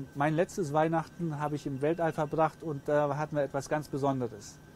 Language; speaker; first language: German; native; German